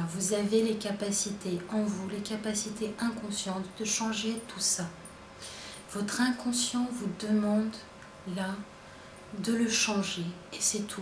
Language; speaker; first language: French; native; French